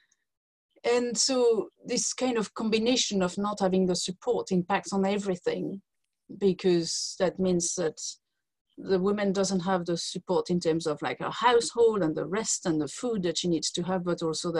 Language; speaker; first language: English; non-native, fluent; French